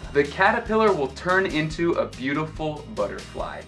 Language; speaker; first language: English; native; English